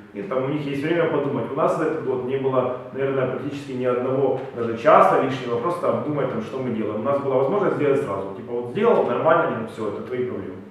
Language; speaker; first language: Russian; native; Russian